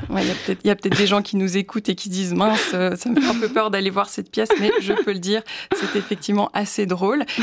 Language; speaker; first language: French; native; French